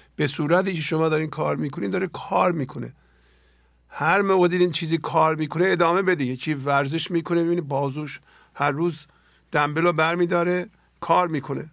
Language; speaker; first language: Persian; native; Persian